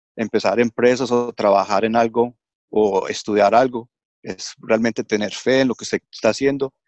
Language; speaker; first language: Spanish; early bilingual, heritage; English